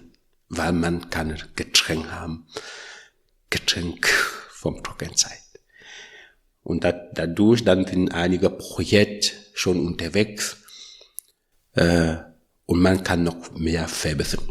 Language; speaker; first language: German; non-native, learner; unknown